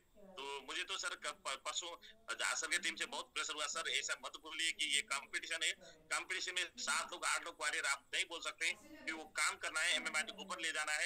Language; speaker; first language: Hindi; native; Hindi